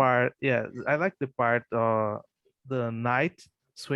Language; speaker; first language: English; non-native, fluent; Portuguese